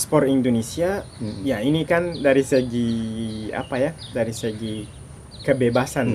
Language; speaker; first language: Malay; non-native, fluent; Arabic